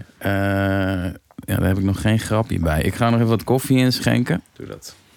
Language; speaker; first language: Dutch; native; Dutch